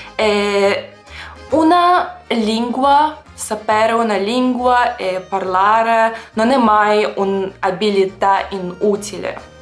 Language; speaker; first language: Italian; non-native, learner; Russian